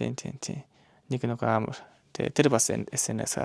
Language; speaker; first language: Mongolian; non-native, learner; Japanese